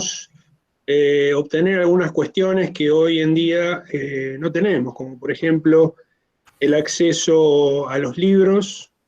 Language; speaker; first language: Spanish; native; Spanish